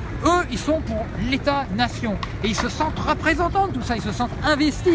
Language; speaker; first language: French; native; French